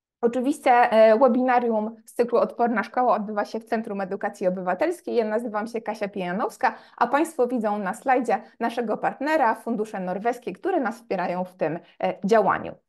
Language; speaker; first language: Polish; native; Polish